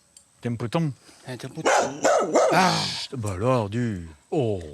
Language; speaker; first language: French; native; French